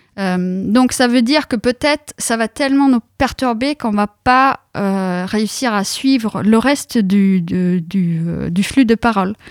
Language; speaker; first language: French; non-native, fluent; Norwegian